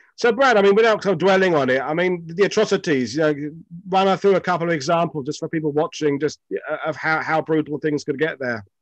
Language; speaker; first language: English; native; English